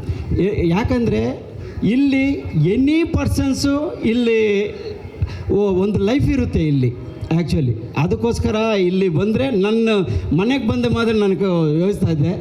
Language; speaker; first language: Kannada; non-native, learner; Telugu